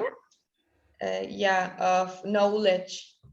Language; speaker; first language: English; non-native, learner; Spanish